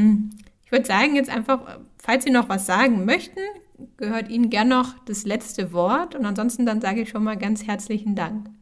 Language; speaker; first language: German; native; German